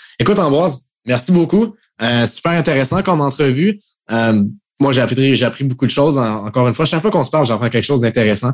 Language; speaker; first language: French; native; French